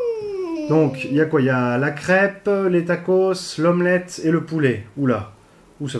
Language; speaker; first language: French; native; French